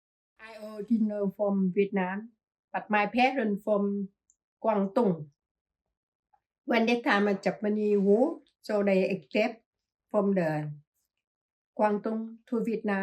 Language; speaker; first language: English; non-native, learner; Chinese